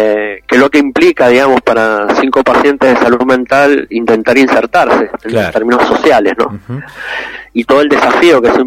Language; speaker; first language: Spanish; native; Spanish